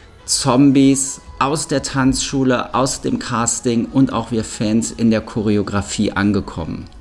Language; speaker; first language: German; native; German